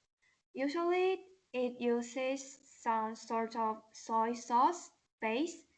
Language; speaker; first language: English; non-native, learner; Chinese